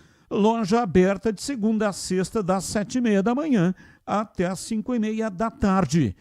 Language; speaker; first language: Portuguese; native; Portuguese